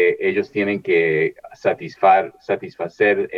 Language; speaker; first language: Spanish; early bilingual, heritage; Spanish